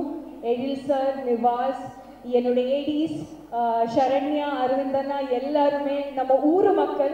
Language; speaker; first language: Tamil; non-native, learner; Malayalam